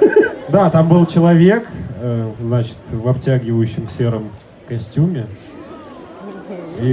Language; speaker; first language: Russian; native; Russian